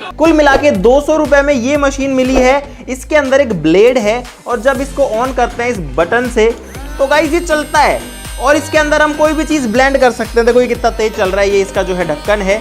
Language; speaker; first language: Hindi; native; Hindi